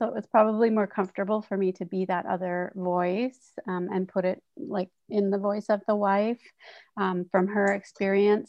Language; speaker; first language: English; native; English